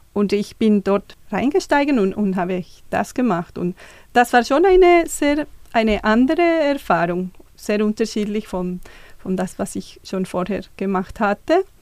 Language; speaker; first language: German; non-native, fluent; Spanish